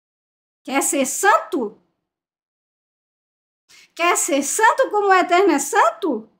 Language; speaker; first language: Portuguese; native; Portuguese